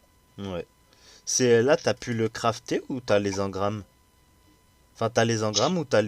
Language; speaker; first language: French; native; French